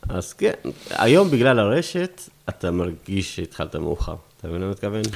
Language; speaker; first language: Hebrew; early bilingual, other home language; Amharic